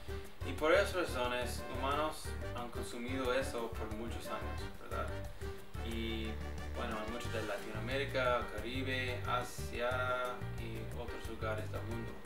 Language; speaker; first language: Spanish; early bilingual, heritage; English